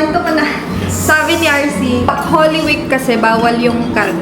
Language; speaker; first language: Filipino; native; Filipino